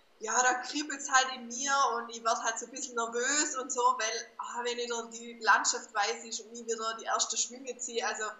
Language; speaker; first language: German; native; German